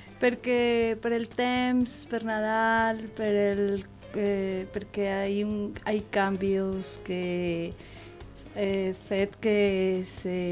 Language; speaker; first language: Catalan; non-native, learner; Spanish